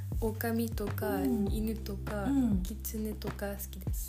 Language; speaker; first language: Japanese; non-native, learner; French